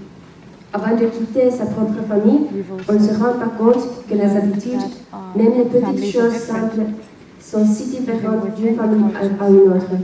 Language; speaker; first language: French; non-native, fluent; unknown